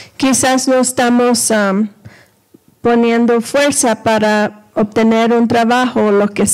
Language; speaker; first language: Spanish; early bilingual, heritage; Spanish